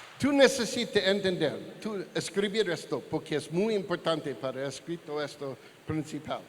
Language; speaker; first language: Spanish; non-native, learner; English